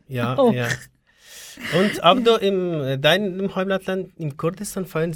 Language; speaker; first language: German; non-native, learner; Persian